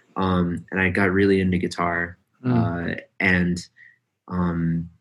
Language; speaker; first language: English; early bilingual, other home language; Hindi